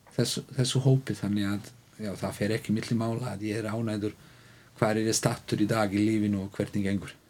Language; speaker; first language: Icelandic; non-native, fluent; Bosnian